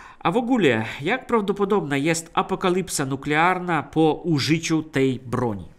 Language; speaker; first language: Polish; non-native, fluent; Russian